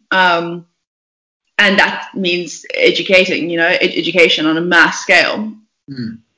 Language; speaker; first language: English; native; English